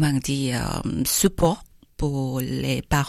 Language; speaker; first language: French; non-native, learner; Korean